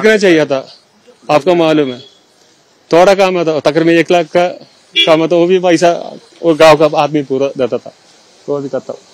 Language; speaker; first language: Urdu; non-native, local second language; Malayalam